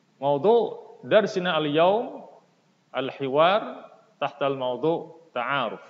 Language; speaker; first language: Arabic; non-native, fluent; Indonesian